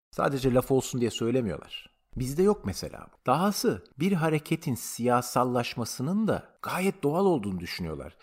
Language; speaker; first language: Turkish; native; Turkish